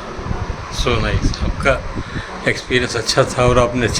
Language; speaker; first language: Hindi; native; Hindi